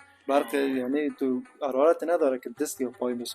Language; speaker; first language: Persian; native; Persian